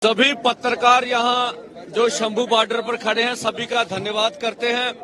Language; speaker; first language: Hindi; non-native, local second language; Punjabi